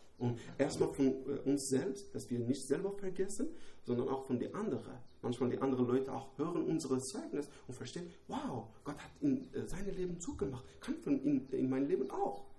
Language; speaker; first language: German; non-native, learner; Persian